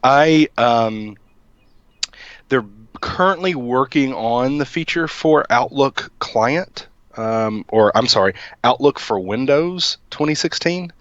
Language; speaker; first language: English; native; English